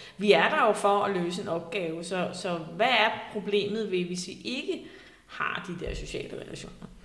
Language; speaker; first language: Danish; native; Danish